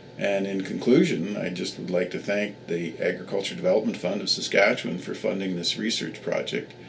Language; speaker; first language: English; native; English